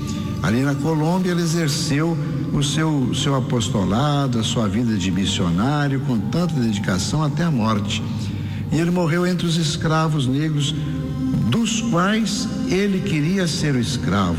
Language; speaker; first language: Portuguese; native; Portuguese